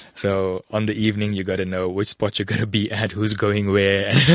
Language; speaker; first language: English; native; English